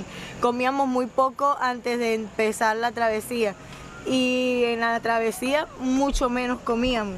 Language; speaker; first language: Spanish; native; Spanish